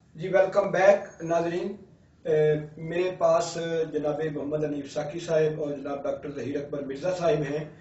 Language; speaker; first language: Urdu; non-native, local second language; Punjabi